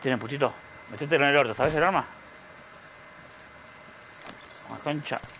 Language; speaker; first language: Spanish; native; Spanish